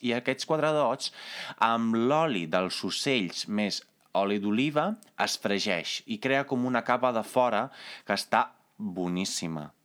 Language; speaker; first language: Catalan; non-native, fluent; Italian